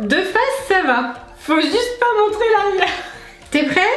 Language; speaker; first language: French; native; French